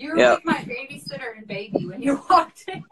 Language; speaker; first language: English; native; English